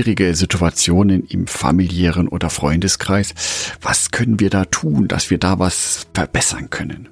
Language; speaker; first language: German; native; German